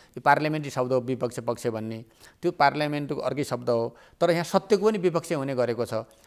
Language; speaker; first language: Nepali; native; Nepali